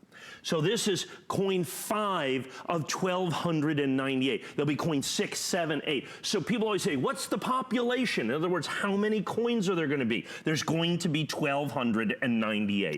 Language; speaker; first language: English; native; English